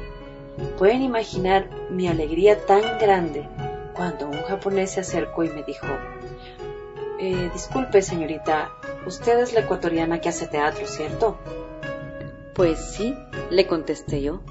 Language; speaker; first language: Spanish; native; Spanish